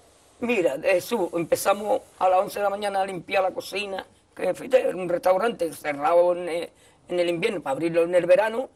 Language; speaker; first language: Spanish; native; Spanish